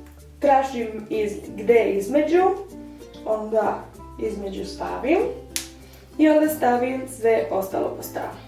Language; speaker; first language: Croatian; early bilingual, heritage; Spanish